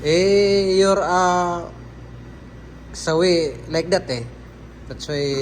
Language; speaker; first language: English; non-native, learner; Filipino